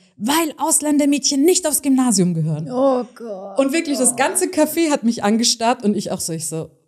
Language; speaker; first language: German; native; German